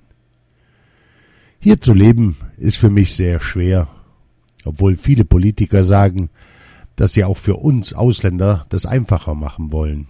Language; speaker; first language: German; early bilingual, other home language; Arabic